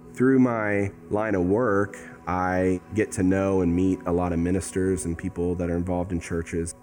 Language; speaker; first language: English; native; English